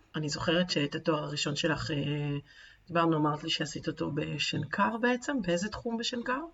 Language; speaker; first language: Hebrew; native; Hebrew